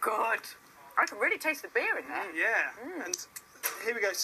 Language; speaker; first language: English; native; English